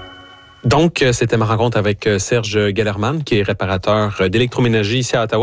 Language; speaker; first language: French; native; French